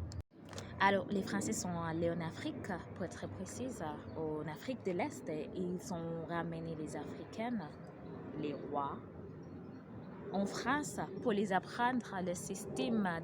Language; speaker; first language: French; non-native, learner; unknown